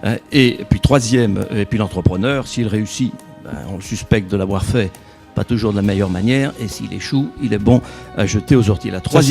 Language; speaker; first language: French; native; French